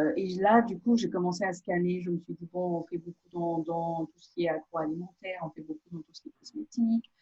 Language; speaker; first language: French; non-native, local second language; Portuguese